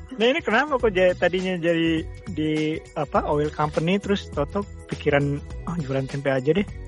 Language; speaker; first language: Indonesian; native; Indonesian